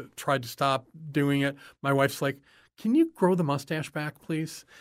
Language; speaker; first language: English; native; English